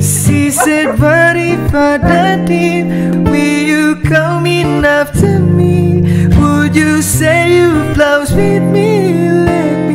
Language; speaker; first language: English; non-native, fluent; Indonesian